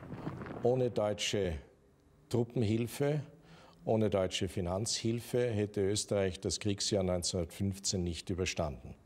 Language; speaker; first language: German; native; German